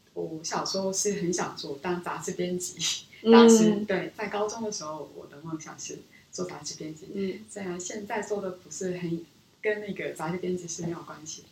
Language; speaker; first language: Chinese; early bilingual, other home language; Korean